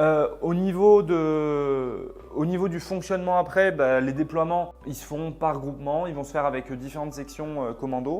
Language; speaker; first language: French; native; French